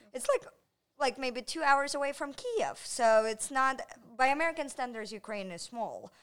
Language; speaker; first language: English; non-native, fluent; Ukrainian